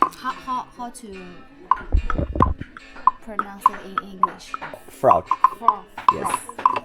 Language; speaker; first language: English; non-native, learner; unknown